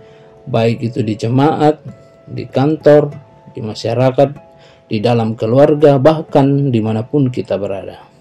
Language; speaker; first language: Indonesian; native; Indonesian